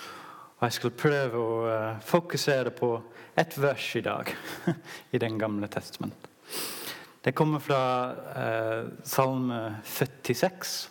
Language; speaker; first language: Norwegian; non-native, learner; English